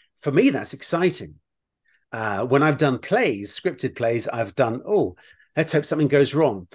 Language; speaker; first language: English; native; English